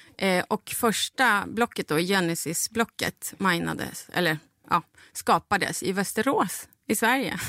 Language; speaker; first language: Swedish; non-native, fluent; Spanish